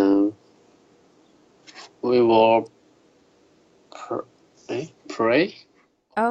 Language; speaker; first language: English; non-native, learner; Chinese